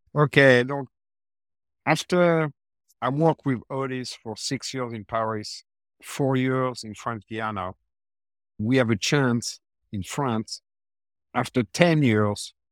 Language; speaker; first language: English; non-native, learner; French